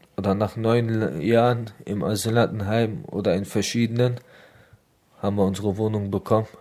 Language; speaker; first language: German; early bilingual, other home language; Arabic